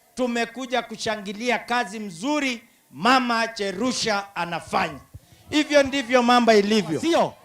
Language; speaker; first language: Swahili; non-native, local second language; Gusii